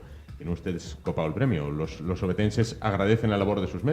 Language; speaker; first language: Spanish; native; Spanish